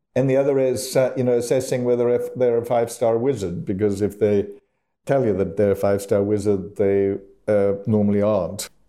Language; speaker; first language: English; non-native, fluent; German